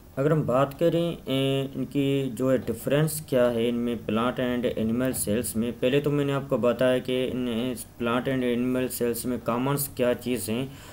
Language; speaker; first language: Urdu; non-native, local second language; Sindhi